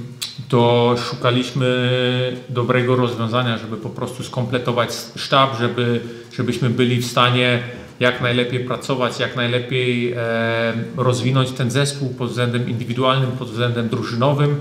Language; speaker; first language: Polish; early bilingual, heritage; German